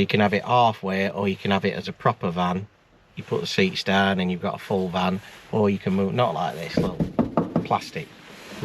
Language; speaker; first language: English; native; English